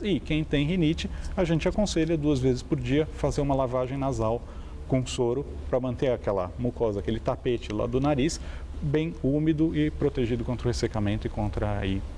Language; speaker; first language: Portuguese; native; Portuguese